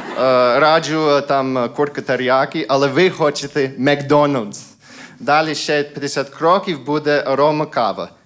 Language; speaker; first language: Ukrainian; non-native, fluent; English